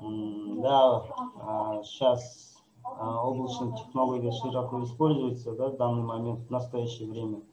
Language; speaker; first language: Russian; non-native, local second language; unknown